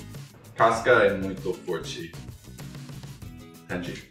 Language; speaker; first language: Portuguese; non-native, learner; English